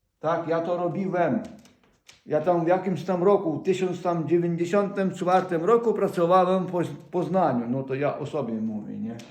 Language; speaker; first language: Polish; non-native, fluent; Ukrainian